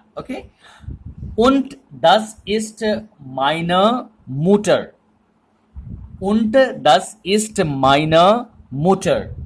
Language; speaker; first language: German; non-native, learner; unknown